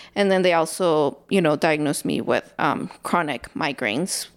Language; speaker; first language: English; early bilingual, other home language; Spanish